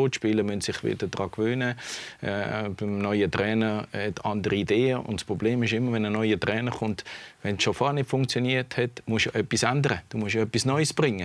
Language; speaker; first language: German; native; German